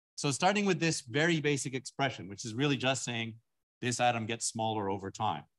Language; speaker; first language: English; native; English